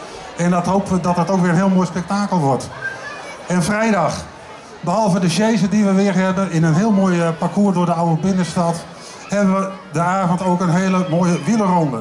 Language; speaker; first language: Dutch; native; Dutch